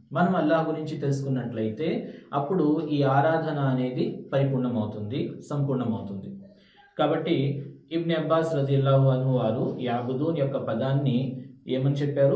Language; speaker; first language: Telugu; non-native, local second language; Urdu